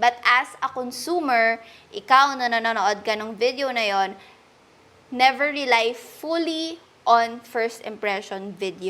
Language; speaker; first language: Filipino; native; Filipino